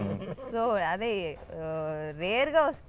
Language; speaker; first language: Telugu; non-native, learner; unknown